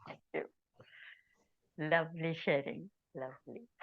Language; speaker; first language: English; non-native, local second language; Telugu